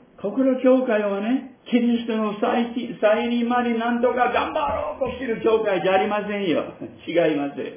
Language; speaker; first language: Japanese; non-native, fluent; English